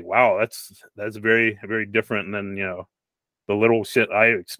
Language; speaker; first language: English; native; English